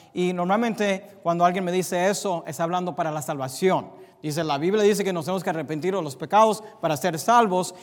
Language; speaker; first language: Spanish; early bilingual, heritage; English